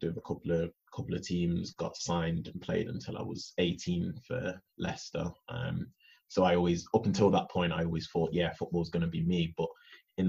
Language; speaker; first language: English; native; English